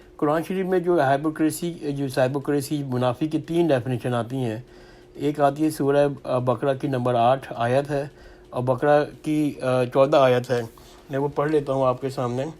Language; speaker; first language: Urdu; native; Urdu